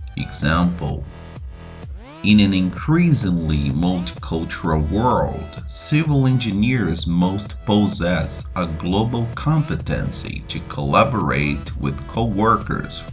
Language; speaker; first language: English; non-native, fluent; Portuguese